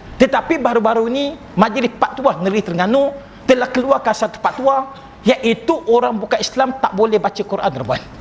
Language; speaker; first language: Malay; non-native, local second language; Chinese